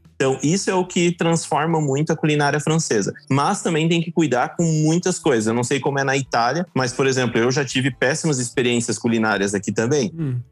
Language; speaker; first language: Portuguese; native; Portuguese